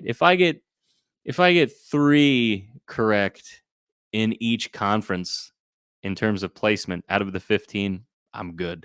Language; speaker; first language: English; native; English